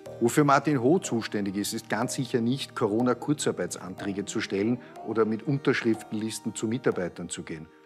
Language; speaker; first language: German; native; German